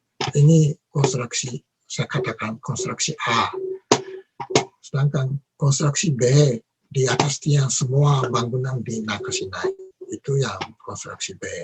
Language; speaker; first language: Indonesian; non-native, learner; Japanese